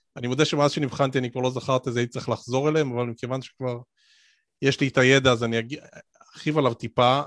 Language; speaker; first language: Hebrew; native; Hebrew